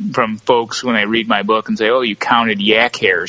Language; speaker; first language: English; native; English